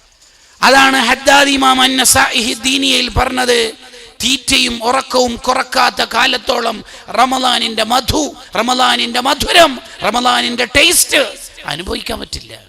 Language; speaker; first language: Malayalam; native; Malayalam